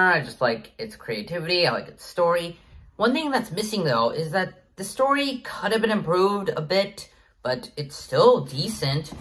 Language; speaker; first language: English; native; English